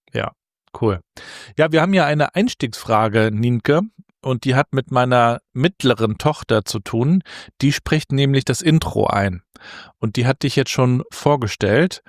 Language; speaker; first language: German; native; German